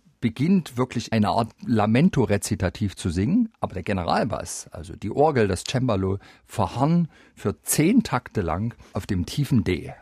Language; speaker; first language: German; native; German